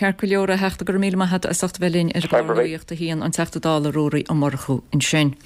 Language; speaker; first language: Irish; native; Irish